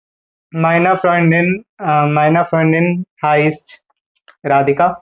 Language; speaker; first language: German; non-native, learner; Hindi